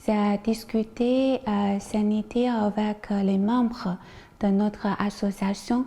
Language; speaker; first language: French; non-native, learner; Chinese